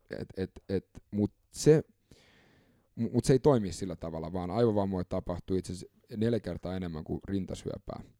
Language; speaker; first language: Finnish; early bilingual, other home language; English